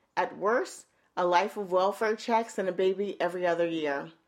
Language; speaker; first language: English; native; English